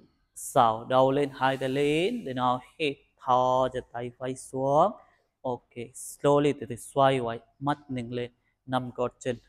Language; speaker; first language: Vietnamese; non-native, learner; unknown